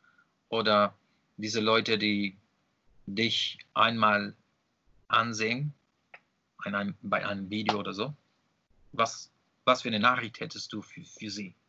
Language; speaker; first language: German; non-native, learner; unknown